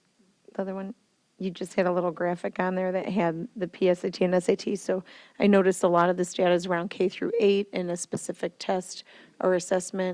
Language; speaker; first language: English; native; English